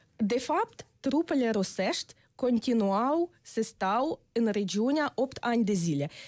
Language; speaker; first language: Romanian; non-native, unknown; Ukrainian